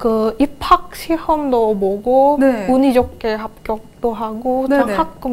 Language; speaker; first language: Korean; non-native, fluent; Indonesian